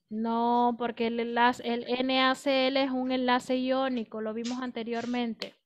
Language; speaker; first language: Spanish; native; Spanish